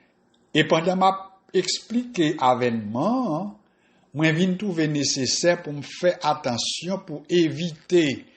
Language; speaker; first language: French; non-native, local second language; Haitian Creole